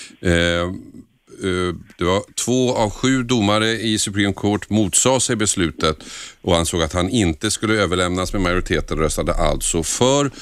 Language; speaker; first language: Swedish; native; Swedish